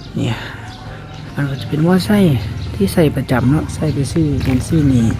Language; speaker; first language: Thai; non-native, local second language; Northeastern Thai